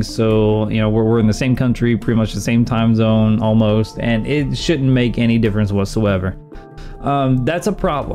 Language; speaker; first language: English; native; English